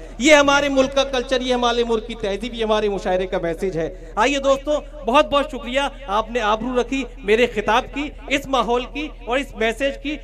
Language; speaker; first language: Hindi; native; Hindi